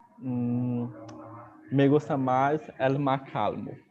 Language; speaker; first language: Spanish; non-native, learner; Portuguese